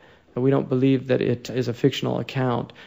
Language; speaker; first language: English; native; English